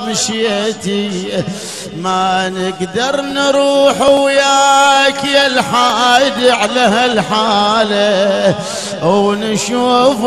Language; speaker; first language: Arabic; native; Arabic